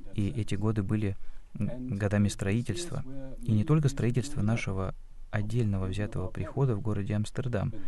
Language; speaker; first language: Russian; non-native, fluent; Dutch